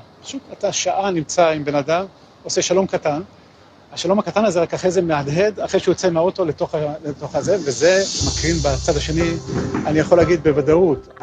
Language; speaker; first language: Hebrew; native; Hebrew